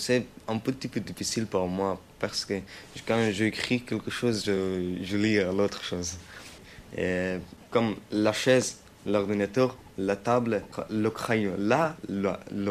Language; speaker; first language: French; non-native, learner; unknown